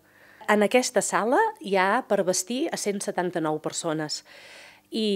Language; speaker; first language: Catalan; native; Catalan